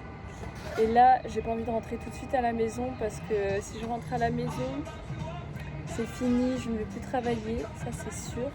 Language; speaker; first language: French; native; French